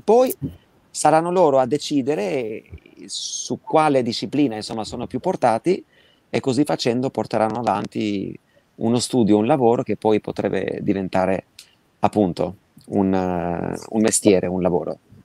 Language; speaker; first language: Italian; non-native, fluent; Albanian